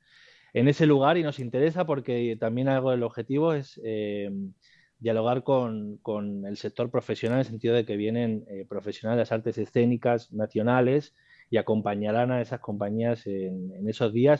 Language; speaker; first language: Spanish; native; Spanish